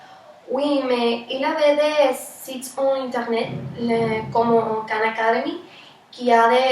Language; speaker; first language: French; non-native, learner; Spanish